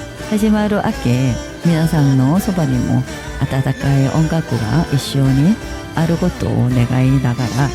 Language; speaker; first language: Japanese; non-native, learner; Korean